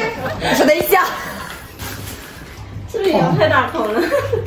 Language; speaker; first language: Chinese; native; Chinese